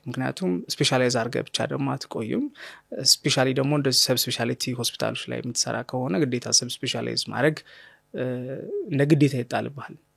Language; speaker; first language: Amharic; native; Amharic